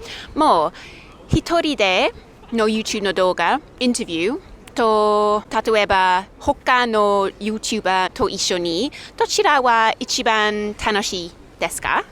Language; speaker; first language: Japanese; non-native, learner; English